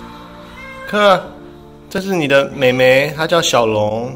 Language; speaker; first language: Chinese; native; Chinese